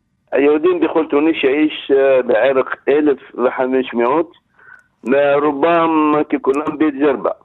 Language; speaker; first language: Hebrew; non-native, learner; Arabic